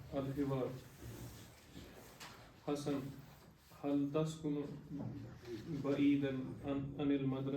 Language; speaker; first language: Arabic; non-native, learner; Urdu